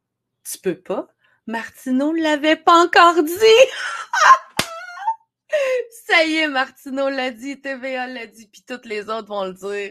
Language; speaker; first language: French; native; French